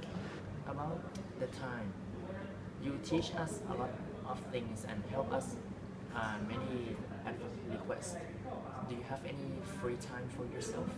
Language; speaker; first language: English; non-native, learner; Thai